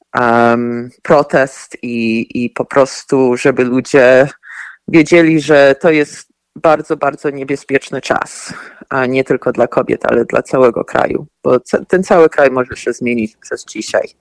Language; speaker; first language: Polish; early bilingual, heritage; Polish